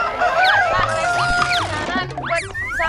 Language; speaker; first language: Indonesian; non-native, learner; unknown